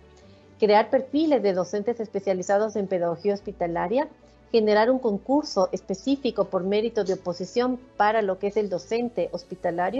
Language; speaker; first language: Spanish; native; Spanish